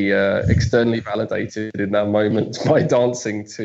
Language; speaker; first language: English; native; English